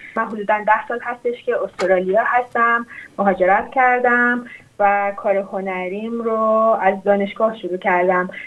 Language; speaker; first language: Persian; non-native, local second language; Azerbaijani